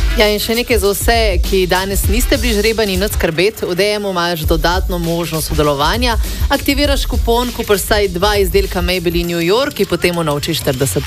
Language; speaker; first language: Slovenian; native; Slovenian